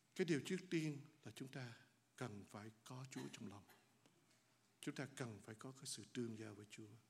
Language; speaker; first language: Vietnamese; native; Vietnamese